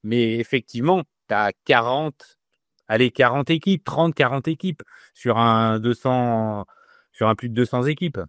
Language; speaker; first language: French; native; French